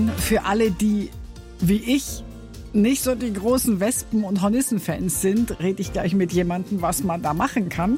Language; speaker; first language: German; native; German